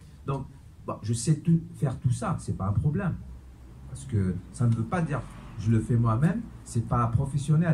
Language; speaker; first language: French; non-native, local second language; Kabyle